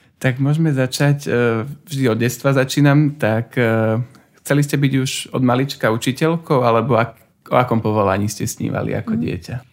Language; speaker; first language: Slovak; native; Slovak